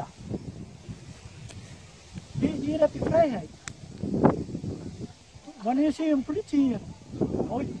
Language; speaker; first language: Dutch; early bilingual, other home language; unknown